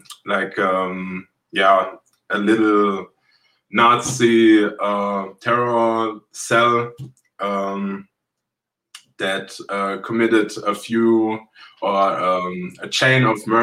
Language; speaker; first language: English; non-native, fluent; German